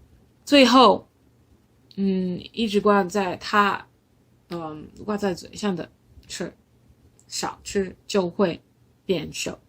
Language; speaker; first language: Chinese; non-native, learner; English